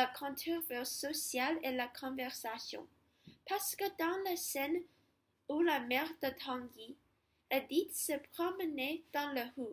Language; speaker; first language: French; non-native, learner; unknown